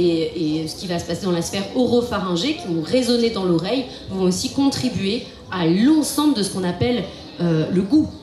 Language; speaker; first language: French; native; French